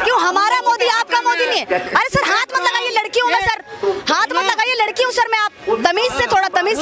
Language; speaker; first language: Hindi; native; Hindi